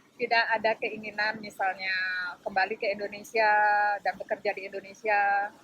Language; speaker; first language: Indonesian; native; Indonesian